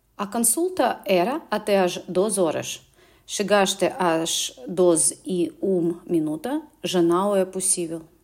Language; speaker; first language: Portuguese; non-native, fluent; Russian